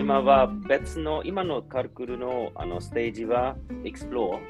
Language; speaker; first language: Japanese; non-native, learner; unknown